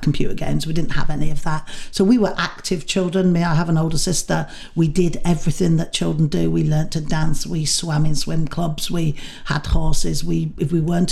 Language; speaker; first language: English; native; English